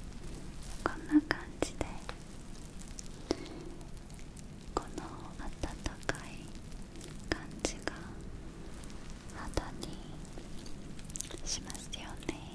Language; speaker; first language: Japanese; non-native, learner; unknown